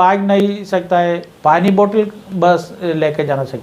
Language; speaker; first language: Hindi; non-native, local second language; Malayalam